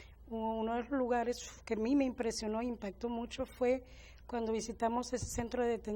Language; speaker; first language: Spanish; native; Spanish